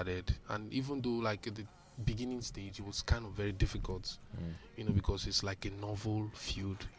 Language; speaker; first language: English; non-native, local second language; Igbo